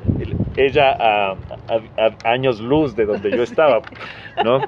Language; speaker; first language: Spanish; native; Spanish